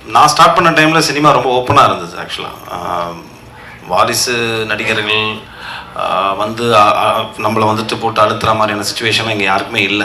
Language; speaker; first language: Tamil; native; Tamil